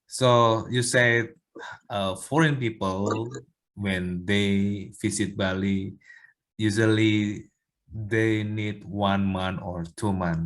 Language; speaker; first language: English; non-native, learner; Indonesian